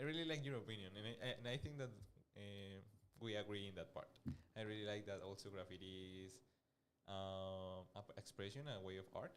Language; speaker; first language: English; non-native, fluent; Spanish